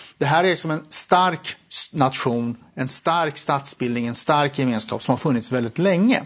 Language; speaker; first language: Swedish; early bilingual, other home language; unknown